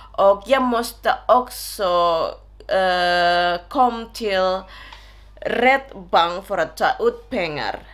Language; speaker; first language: Swedish; non-native, learner; Indonesian